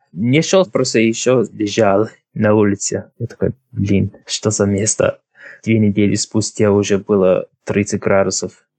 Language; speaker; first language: Russian; non-native, fluent; English